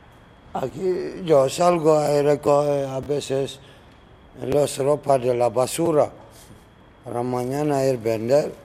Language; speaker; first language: Spanish; non-native, learner; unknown